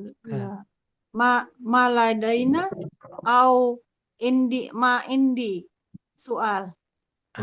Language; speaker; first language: Arabic; non-native, learner; Indonesian